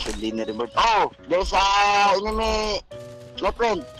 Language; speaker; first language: English; non-native, local second language; Cebuano